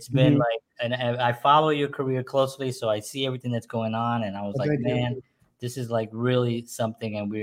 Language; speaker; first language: English; native; English